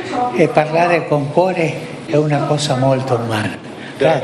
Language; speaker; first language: Italian; early bilingual, heritage; Spanish